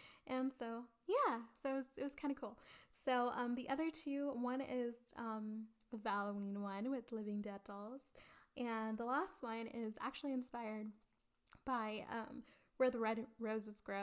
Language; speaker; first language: English; early bilingual, other home language; Spanish